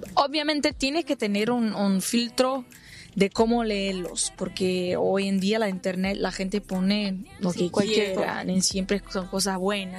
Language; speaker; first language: Spanish; non-native, fluent; Portuguese